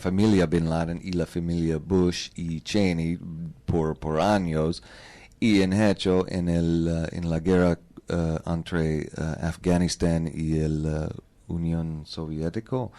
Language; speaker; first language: Spanish; non-native, learner; English